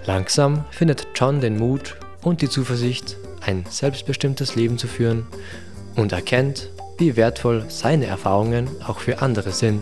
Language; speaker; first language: German; native; German